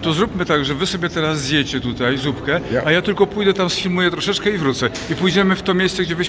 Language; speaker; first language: Polish; native; Polish